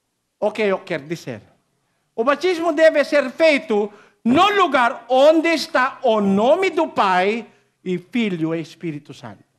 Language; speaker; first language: Portuguese; non-native, learner; Filipino